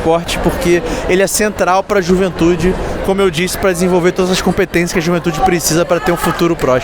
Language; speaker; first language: Portuguese; native; Portuguese